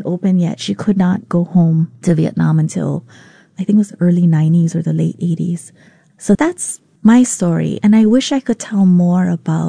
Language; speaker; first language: English; non-native, local second language; Vietnamese